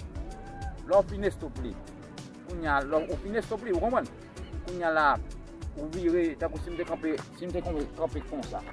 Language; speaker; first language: French; non-native, learner; Haitian Creole